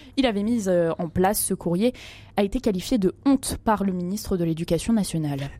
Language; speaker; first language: French; native; French